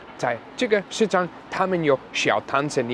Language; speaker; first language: Chinese; non-native, fluent; German